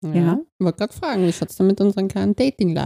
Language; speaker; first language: German; native; German